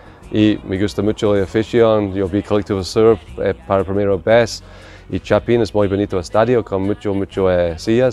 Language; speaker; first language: Spanish; non-native, learner; English